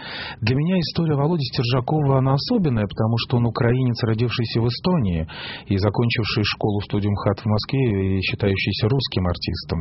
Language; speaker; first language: Russian; native; Russian